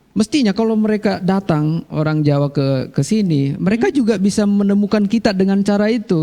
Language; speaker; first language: Indonesian; non-native, local second language; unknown